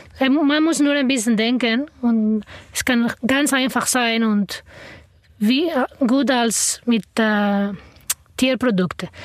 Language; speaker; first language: German; non-native, learner; Arabic